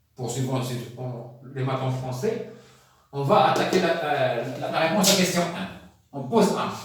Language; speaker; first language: French; non-native, local second language; Arabic